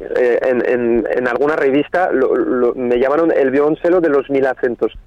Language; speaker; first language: Spanish; non-native, fluent; French